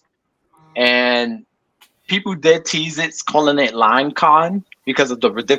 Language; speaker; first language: English; native; English